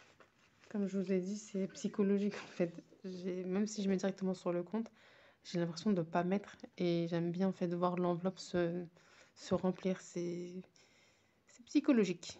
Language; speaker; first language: French; native; French